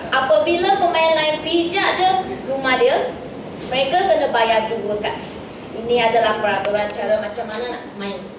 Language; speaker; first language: Malay; non-native, local second language; Chinese